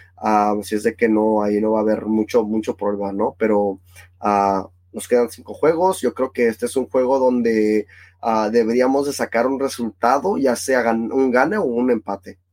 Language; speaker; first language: Spanish; early bilingual, heritage; Spanish